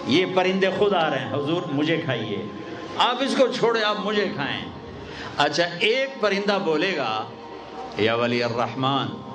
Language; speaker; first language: Urdu; non-native, local second language; Punjabi